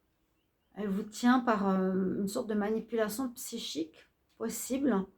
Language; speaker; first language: French; native; French